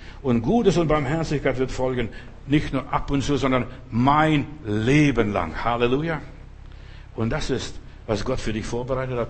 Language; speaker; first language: German; non-native, fluent; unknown